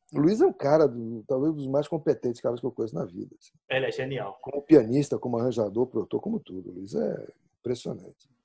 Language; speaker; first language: Portuguese; native; Portuguese